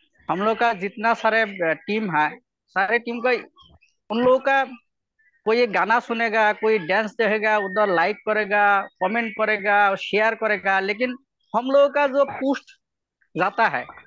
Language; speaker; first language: Hindi; non-native, local second language; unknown